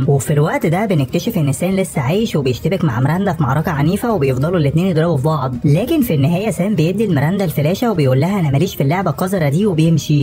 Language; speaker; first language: Arabic; native; Arabic